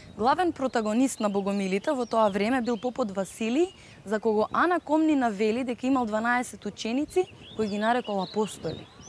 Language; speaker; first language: Macedonian; native; Macedonian